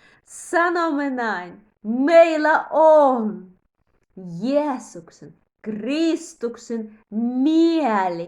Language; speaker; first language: Finnish; non-native, learner; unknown